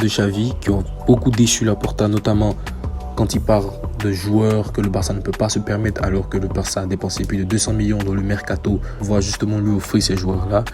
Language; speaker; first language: French; native; French